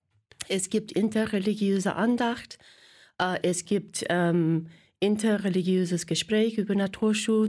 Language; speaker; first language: German; non-native, fluent; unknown